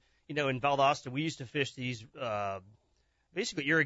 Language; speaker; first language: English; native; English